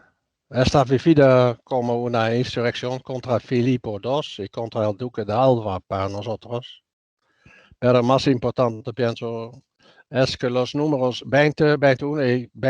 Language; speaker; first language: Spanish; non-native, fluent; Dutch